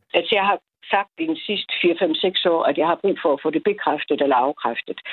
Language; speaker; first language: Danish; native; Danish